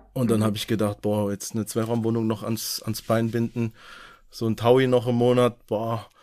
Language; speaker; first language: German; native; German